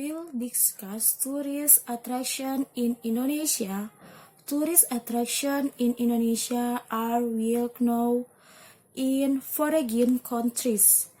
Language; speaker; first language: English; non-native, learner; Indonesian